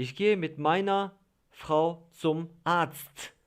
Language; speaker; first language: German; non-native, fluent; Turkish